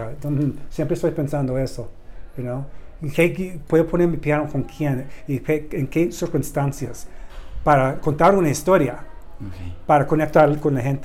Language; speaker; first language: Spanish; non-native, learner; English